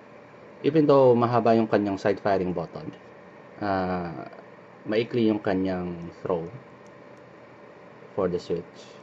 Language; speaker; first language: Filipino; native; Filipino